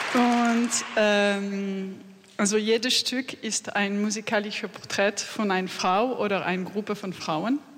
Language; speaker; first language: German; non-native, learner; French